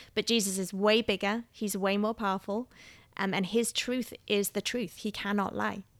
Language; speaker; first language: English; native; English